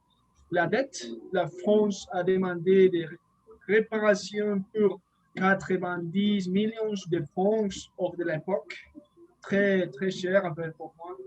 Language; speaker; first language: French; non-native, learner; Spanish